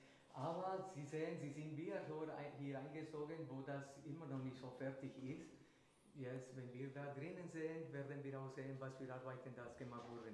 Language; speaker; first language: German; non-native, fluent; Spanish